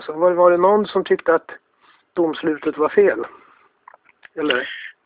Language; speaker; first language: Swedish; native; Swedish